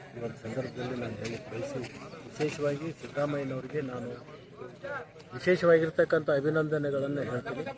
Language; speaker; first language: Kannada; native; Kannada